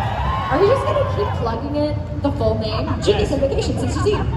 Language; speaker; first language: English; native; English